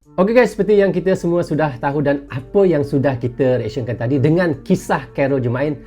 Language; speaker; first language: Malay; native; Malay